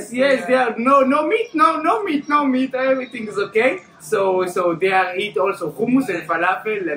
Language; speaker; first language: English; non-native, learner; Hebrew